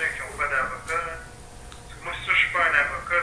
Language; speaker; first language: French; native; French